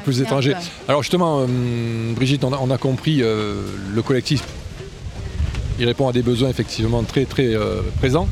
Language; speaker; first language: French; native; French